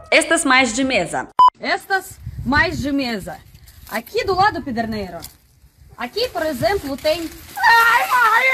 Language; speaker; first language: Portuguese; non-native, learner; Russian